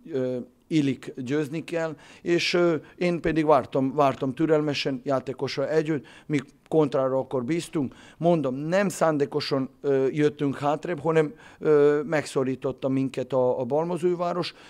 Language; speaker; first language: Hungarian; non-native, fluent; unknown